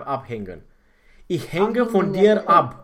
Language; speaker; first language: German; non-native, fluent; Romanian